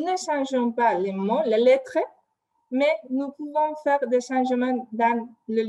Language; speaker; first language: French; non-native, fluent; Spanish